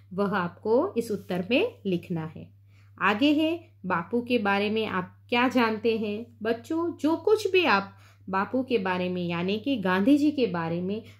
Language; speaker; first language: Hindi; non-native, local second language; Gujarati